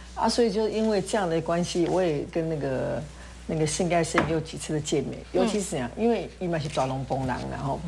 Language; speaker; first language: Chinese; native; Chinese